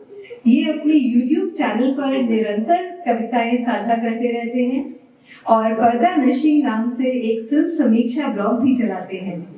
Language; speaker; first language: Hindi; native; Hindi